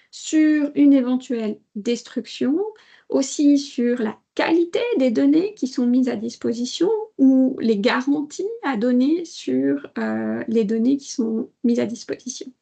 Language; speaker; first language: French; native; French